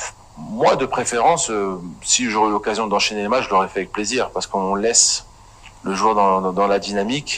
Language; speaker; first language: French; native; French